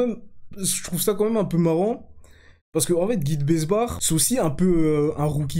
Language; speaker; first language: French; native; French